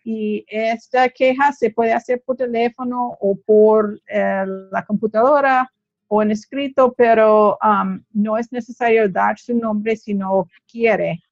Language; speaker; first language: Spanish; non-native, fluent; English